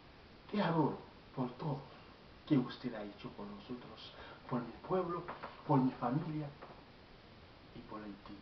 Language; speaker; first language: Spanish; non-native, learner; Haitian Creole